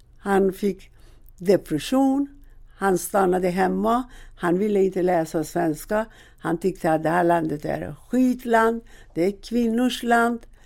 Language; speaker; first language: Swedish; non-native, fluent; Persian